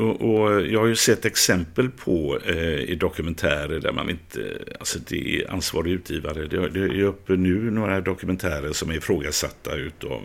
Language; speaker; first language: Swedish; native; Swedish